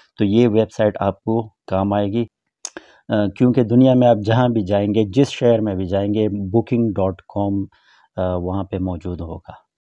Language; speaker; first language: Urdu; non-native, local second language; Pashto